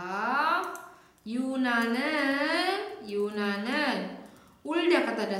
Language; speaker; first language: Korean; non-native, fluent; Indonesian